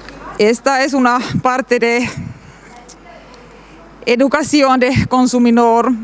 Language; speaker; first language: Spanish; non-native, learner; Finnish